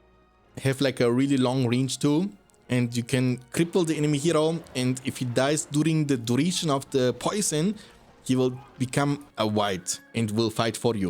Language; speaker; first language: English; non-native, fluent; German